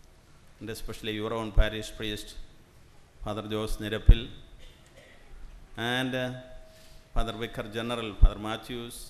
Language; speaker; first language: English; non-native, local second language; Malayalam